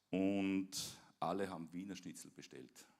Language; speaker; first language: German; native; German